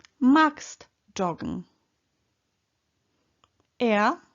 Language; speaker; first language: German; non-native, fluent; Polish